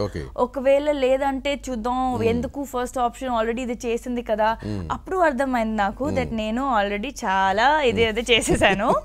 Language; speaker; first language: Telugu; non-native, local second language; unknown